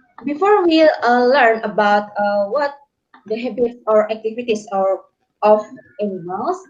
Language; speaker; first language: English; non-native, learner; Indonesian